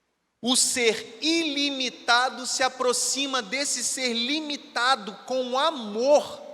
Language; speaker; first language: Portuguese; native; Portuguese